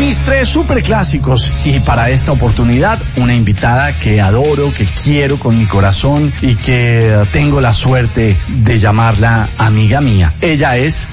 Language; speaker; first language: Spanish; native; Spanish